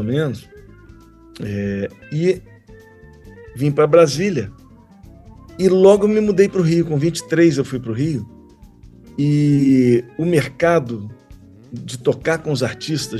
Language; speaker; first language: Portuguese; native; Portuguese